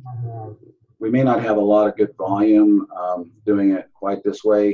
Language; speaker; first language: English; native; English